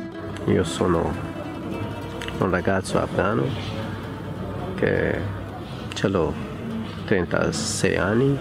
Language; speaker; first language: Italian; non-native, learner; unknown